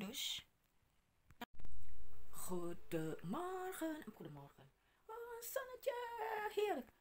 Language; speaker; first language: Dutch; non-native, learner; Indonesian